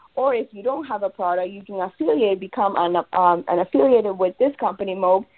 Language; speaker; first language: English; early bilingual, other home language; Spanish